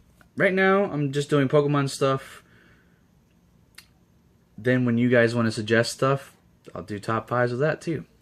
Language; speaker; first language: English; native; English